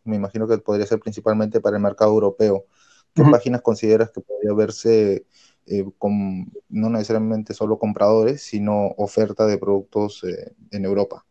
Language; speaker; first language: Spanish; native; Spanish